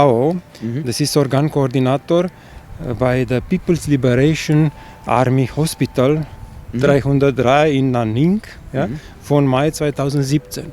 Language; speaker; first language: German; non-native, fluent; Chinese